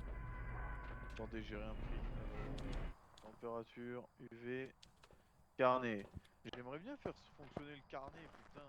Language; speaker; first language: French; native; French